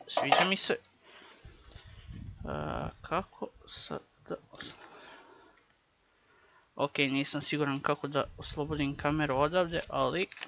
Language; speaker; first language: Croatian; native; Croatian